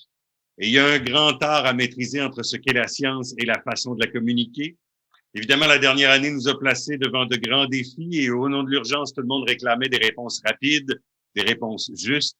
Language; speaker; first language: French; native; French